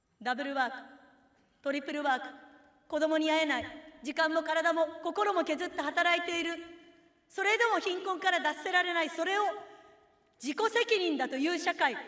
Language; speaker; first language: Japanese; native; Japanese